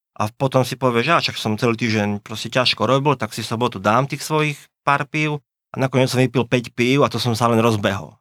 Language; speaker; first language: Slovak; native; Slovak